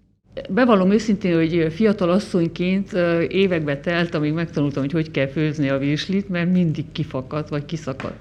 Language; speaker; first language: Hungarian; native; Hungarian